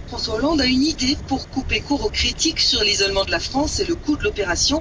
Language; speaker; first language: French; native; French